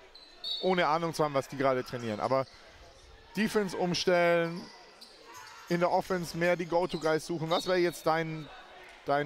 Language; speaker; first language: German; native; German